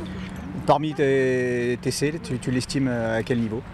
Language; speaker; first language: French; native; French